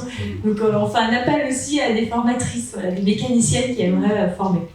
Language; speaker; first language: French; native; French